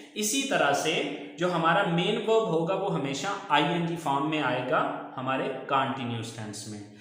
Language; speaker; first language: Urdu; native; Urdu